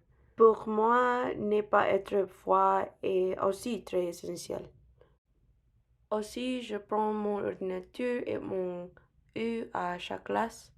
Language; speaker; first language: French; non-native, learner; English